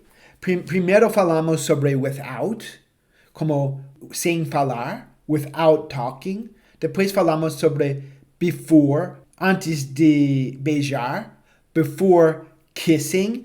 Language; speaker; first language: Portuguese; non-native, fluent; English